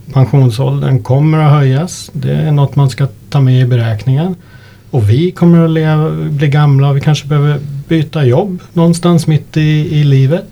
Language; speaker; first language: Swedish; early bilingual, other home language; English